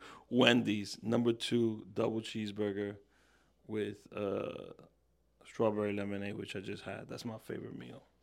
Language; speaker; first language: English; early bilingual, other home language; Spanish